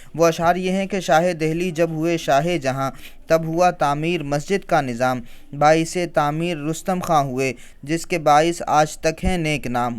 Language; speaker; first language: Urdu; native; Urdu